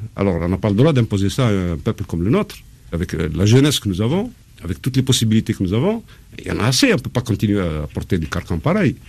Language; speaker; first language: French; non-native, local second language; Arabic